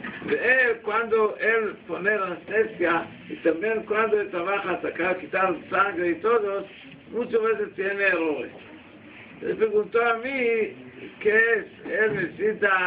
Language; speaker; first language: Spanish; non-native, learner; Hebrew